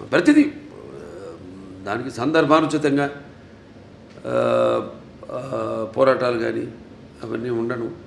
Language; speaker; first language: Telugu; native; Telugu